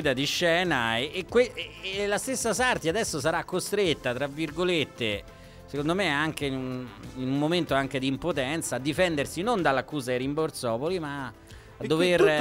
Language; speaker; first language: Italian; native; Italian